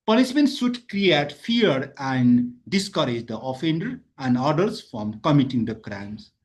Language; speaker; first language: English; non-native, local second language; Nepali